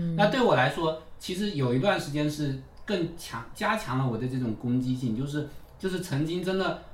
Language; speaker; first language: Chinese; native; Chinese